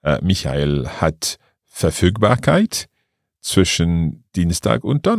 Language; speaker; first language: German; non-native, learner; English